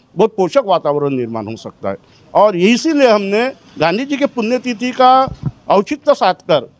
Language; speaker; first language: Hindi; non-native, local second language; Marathi